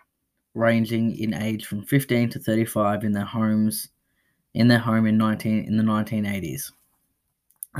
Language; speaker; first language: English; native; English